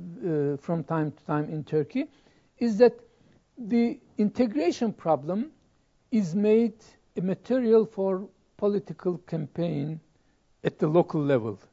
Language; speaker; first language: English; non-native, fluent; Turkish